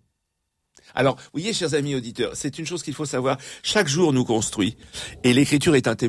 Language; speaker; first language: French; native; French